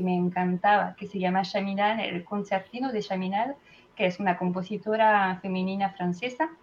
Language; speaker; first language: Spanish; non-native, fluent; French